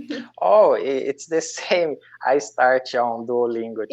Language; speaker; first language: English; non-native, learner; Portuguese